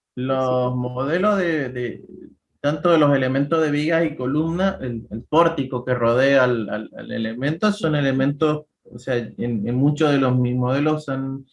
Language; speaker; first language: Spanish; native; Spanish